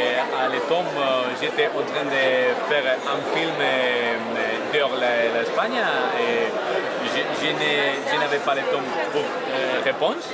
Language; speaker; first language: French; non-native, learner; Spanish